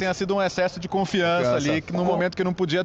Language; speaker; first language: Portuguese; native; Portuguese